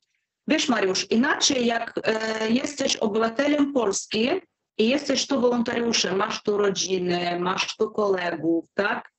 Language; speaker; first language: Polish; non-native, fluent; Ukrainian